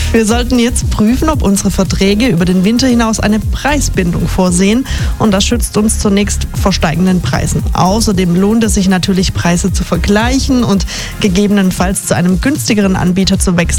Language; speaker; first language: German; native; German